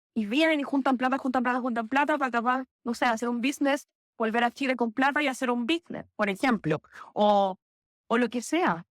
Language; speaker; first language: Spanish; native; Spanish